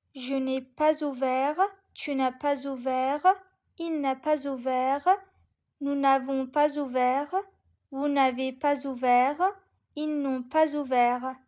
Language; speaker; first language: French; non-native, learner; Turkish